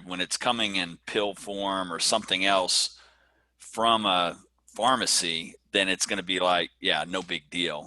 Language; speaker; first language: English; native; English